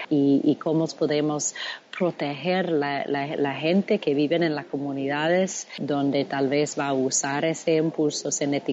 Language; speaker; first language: Spanish; non-native, fluent; English